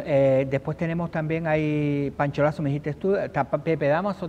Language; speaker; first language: Spanish; native; Spanish